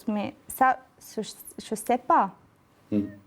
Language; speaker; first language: French; non-native, local second language; German